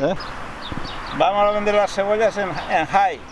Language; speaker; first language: Spanish; native; Spanish